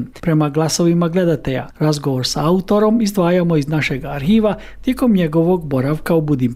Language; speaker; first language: Serbian; native; Serbian